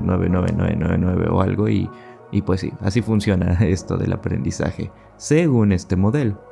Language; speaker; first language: Spanish; native; Spanish